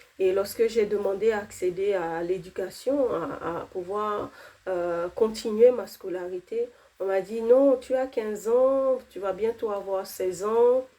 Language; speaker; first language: French; non-native, local second language; Haitian Creole